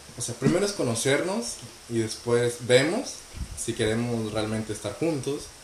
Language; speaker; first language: Spanish; native; Spanish